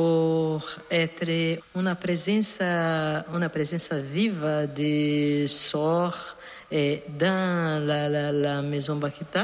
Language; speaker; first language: French; non-native, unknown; Portuguese